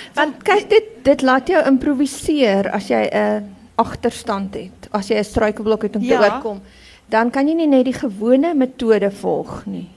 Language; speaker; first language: Afrikaans; native; Afrikaans